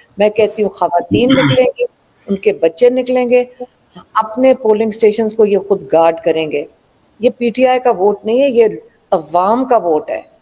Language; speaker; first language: Urdu; native; Urdu